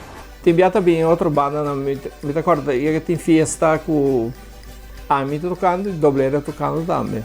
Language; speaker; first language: Portuguese; early bilingual, heritage; Portuguese